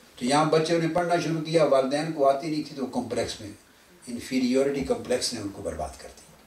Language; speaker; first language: Urdu; non-native, local second language; Punjabi